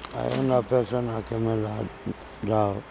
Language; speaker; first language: Spanish; non-native, learner; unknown